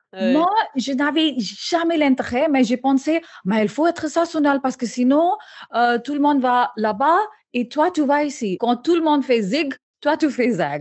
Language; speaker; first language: French; non-native, learner; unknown